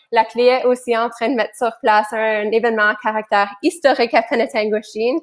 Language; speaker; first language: French; native; French